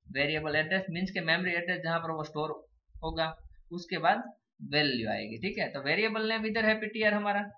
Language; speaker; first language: Hindi; non-native, local second language; Gujarati